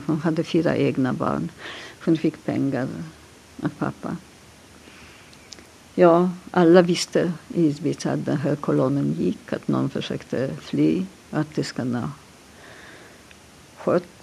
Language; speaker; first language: Swedish; non-native, fluent; Polish